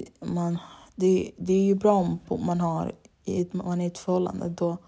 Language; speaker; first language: Swedish; early bilingual, other home language; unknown